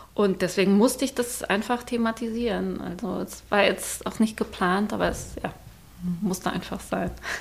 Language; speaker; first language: German; native; German